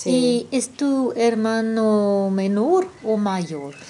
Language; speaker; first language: Spanish; non-native, fluent; English